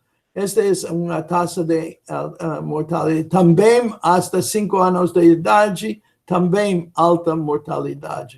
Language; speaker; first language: Spanish; non-native, fluent; English